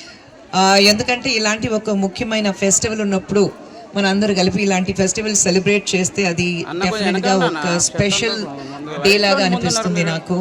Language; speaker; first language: Telugu; non-native, fluent; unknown